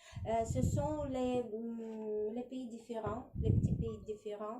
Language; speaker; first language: French; non-native, learner; Russian